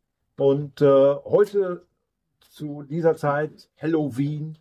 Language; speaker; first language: German; native; German